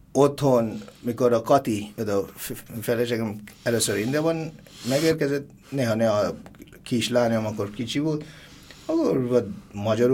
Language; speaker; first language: Hungarian; non-native, fluent; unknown